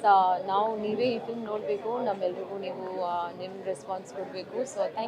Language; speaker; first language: Kannada; non-native, learner; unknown